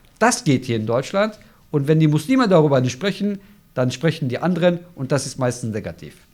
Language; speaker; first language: German; non-native, fluent; Turkish